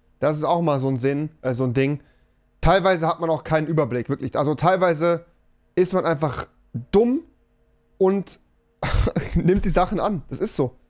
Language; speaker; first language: German; native; German